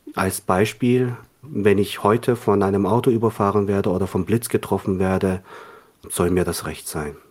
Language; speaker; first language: German; early bilingual, other home language; Korean